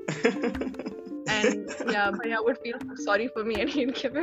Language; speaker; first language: English; native; English